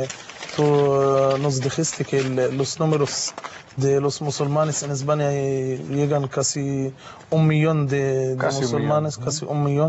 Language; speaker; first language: Spanish; non-native, fluent; Arabic